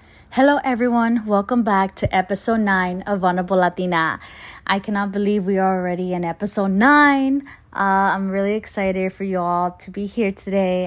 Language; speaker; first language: English; early bilingual, other home language; Spanish